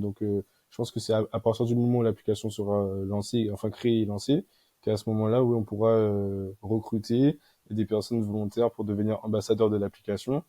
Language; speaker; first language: French; native; French